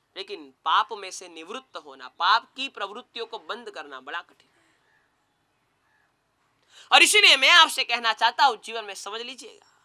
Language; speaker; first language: Hindi; non-native, local second language; Gujarati